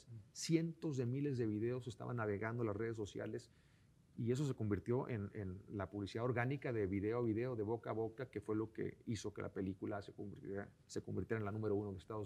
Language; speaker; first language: Spanish; native; Spanish